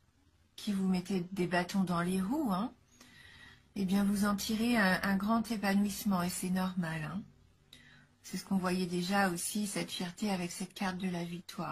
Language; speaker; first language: French; native; French